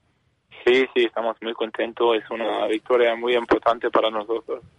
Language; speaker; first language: Spanish; non-native, learner; Danish